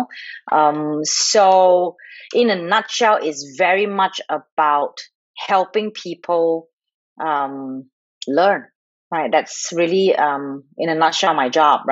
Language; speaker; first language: English; non-native, local second language; Cantonese